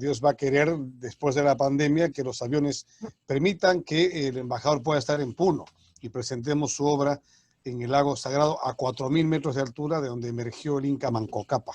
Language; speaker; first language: Spanish; native; Spanish